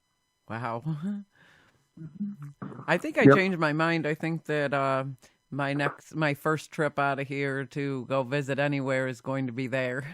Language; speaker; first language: English; native; English